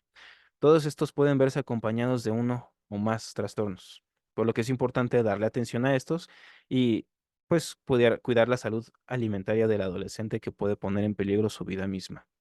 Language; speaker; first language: Spanish; native; Spanish